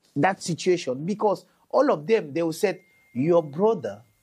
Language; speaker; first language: English; non-native, local second language; French